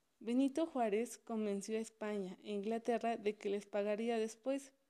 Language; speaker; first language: Spanish; native; Spanish